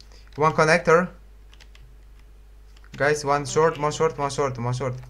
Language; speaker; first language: English; non-native, learner; Romanian